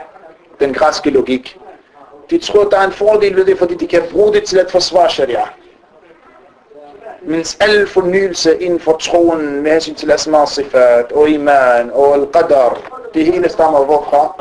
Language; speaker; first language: Danish; early bilingual, other home language; Arabic